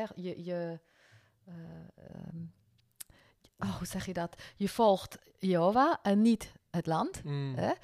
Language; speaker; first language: Dutch; non-native, fluent; French